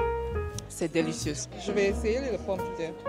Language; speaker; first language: French; non-native, learner; English